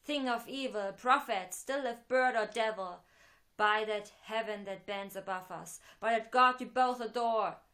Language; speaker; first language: English; non-native, fluent; German